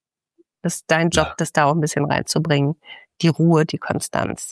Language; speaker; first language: German; native; German